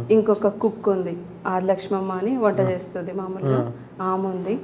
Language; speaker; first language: Telugu; native; Telugu